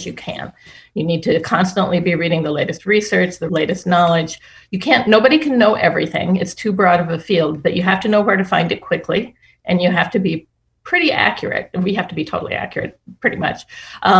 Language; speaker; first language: English; native; English